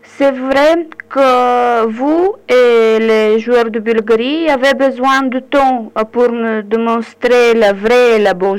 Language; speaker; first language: French; non-native, learner; Bulgarian